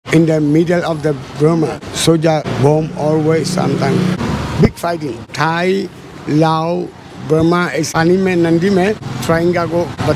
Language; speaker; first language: English; non-native, learner; Burmese